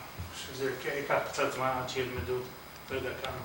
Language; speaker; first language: Hebrew; early bilingual, other home language; Arabic